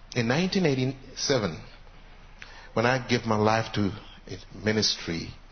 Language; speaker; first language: English; non-native, local second language; Ganda